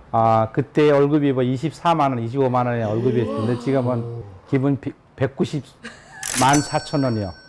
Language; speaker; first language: Korean; non-native, fluent; Nepali